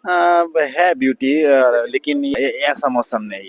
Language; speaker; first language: Hindi; non-native, learner; Bangla